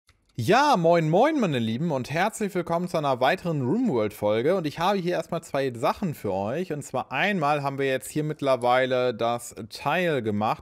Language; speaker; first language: German; native; German